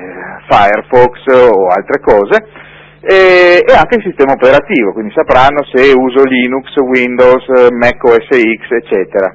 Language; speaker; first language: Italian; native; Italian